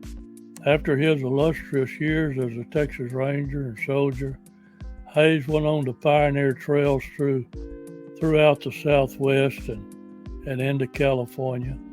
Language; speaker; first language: English; native; English